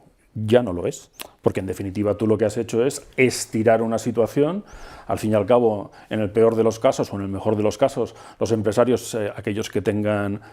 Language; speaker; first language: Spanish; native; Spanish